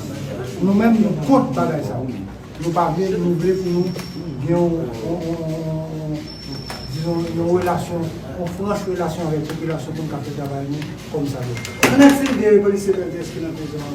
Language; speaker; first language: Haitian Creole; native; Haitian Creole